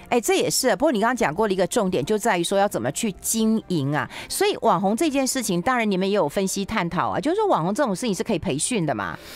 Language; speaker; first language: Chinese; native; Chinese